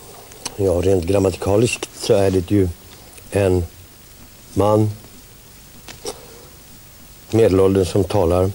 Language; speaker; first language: Swedish; native; Swedish